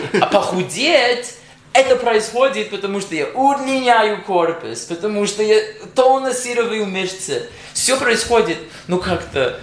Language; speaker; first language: Russian; non-native, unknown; English